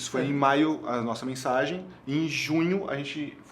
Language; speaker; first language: Portuguese; native; Portuguese